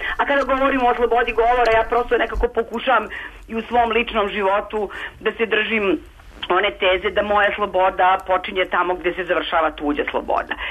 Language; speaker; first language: Serbian; native; Serbian